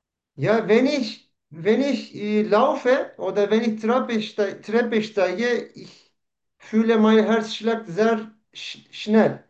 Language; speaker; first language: German; non-native, learner; Turkish